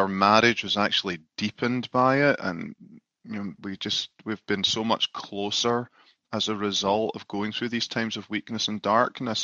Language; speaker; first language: English; native; English